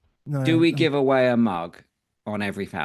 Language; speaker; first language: English; native; English